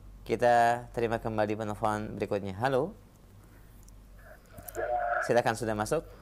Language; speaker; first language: Indonesian; native; Indonesian